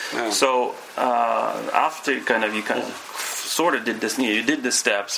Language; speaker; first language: English; non-native, fluent; Russian